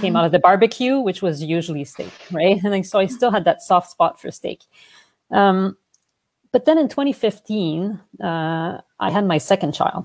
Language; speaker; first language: English; non-native, fluent; French